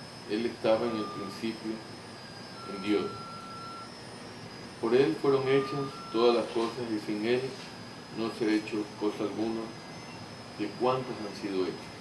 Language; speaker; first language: Spanish; native; Spanish